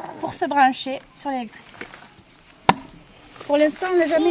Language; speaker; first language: French; native; French